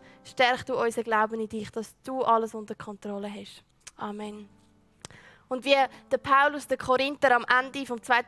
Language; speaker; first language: German; native; German